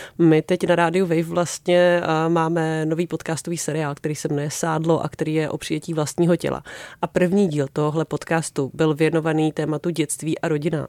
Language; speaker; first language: Czech; native; Czech